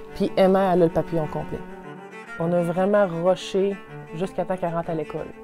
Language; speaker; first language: French; native; French